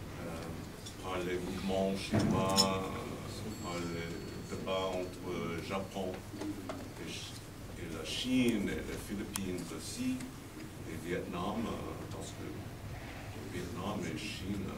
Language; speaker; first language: French; non-native, fluent; English